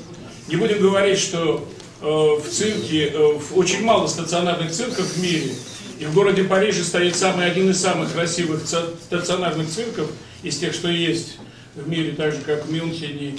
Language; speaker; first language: Russian; native; Russian